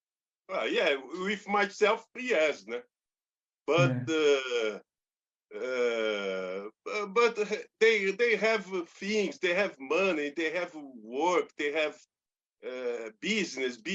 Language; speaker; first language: English; non-native, learner; Portuguese